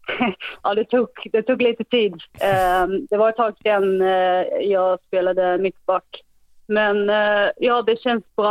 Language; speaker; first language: Swedish; non-native, fluent; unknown